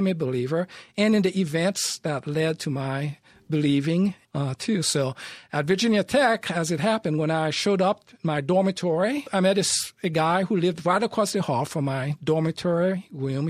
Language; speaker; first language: English; early bilingual, other home language; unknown